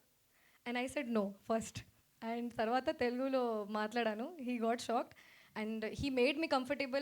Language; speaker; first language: Telugu; non-native, local second language; Hindi